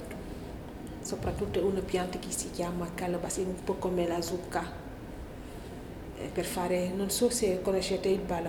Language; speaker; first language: Italian; non-native, learner; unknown